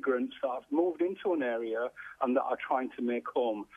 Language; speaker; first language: English; native; English